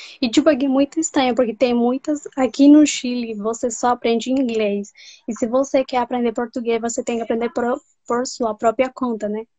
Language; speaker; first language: Portuguese; non-native, fluent; Spanish